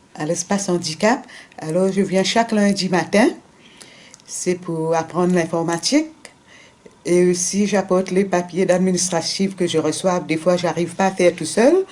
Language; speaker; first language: French; non-native, local second language; Morisyen